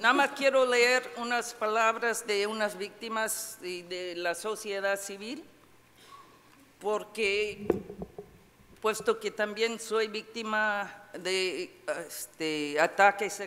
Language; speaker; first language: Spanish; non-native, fluent; English